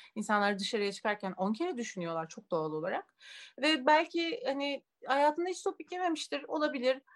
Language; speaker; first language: Turkish; native; Turkish